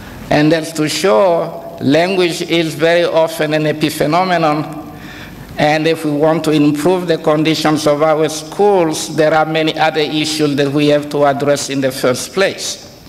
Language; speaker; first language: English; non-native, fluent; Kongo